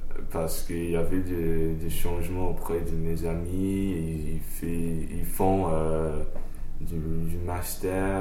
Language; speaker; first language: French; non-native, fluent; English